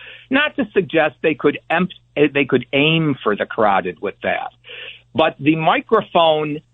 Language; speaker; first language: English; native; English